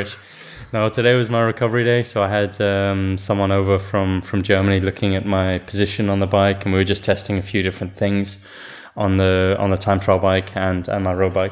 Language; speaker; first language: English; native; English